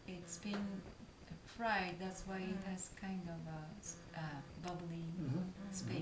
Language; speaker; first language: English; non-native, fluent; Japanese